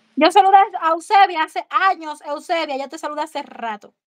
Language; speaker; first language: Spanish; native; Spanish